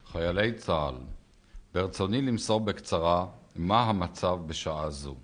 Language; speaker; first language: Hebrew; native; Hebrew